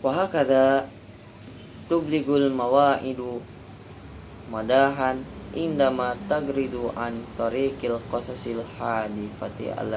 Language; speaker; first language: Arabic; non-native, learner; Indonesian